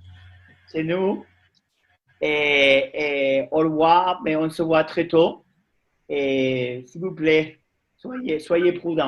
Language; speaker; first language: French; non-native, learner; Spanish